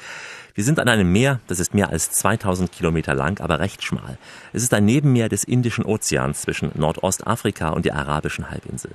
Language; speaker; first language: German; native; German